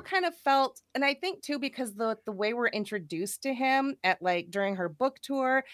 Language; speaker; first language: English; native; English